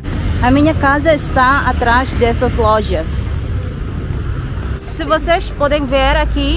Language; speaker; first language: Portuguese; non-native, local second language; Tetum